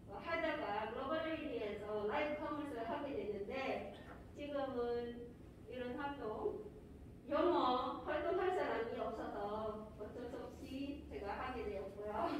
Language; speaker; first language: Korean; non-native, fluent; Filipino